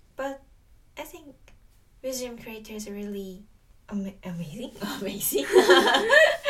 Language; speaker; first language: English; non-native, learner; Korean